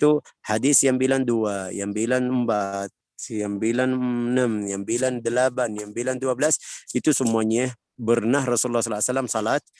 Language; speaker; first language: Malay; non-native, fluent; Arabic